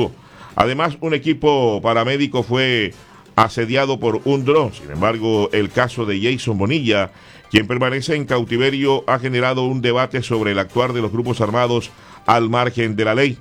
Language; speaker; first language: Spanish; native; Spanish